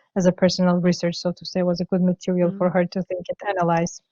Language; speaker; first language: English; non-native, fluent; Georgian